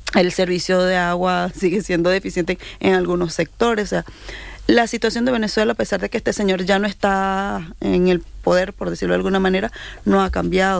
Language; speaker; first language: Spanish; native; Spanish